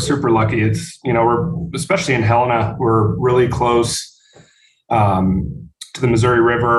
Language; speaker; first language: English; native; English